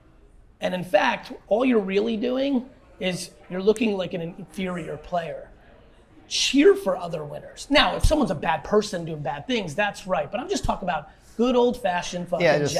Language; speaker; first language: English; early bilingual, other home language; Russian